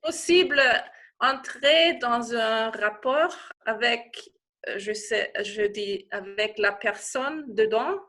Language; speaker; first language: French; non-native, learner; German